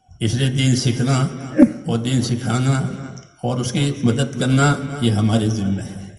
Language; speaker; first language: Urdu; non-native, local second language; Gujarati